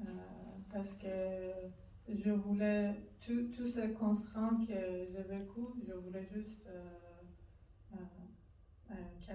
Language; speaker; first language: French; non-native, learner; Persian